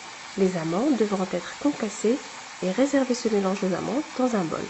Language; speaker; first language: French; non-native, local second language; Arabic